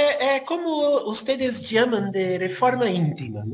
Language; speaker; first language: Portuguese; non-native, fluent; Spanish